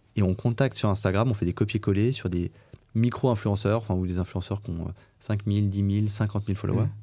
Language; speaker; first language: French; native; French